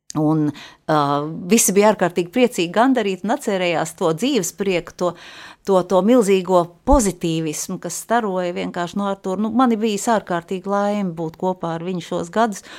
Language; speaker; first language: Latvian; native; Latvian